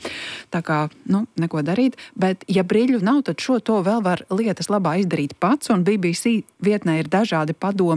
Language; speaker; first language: Latvian; native; Latvian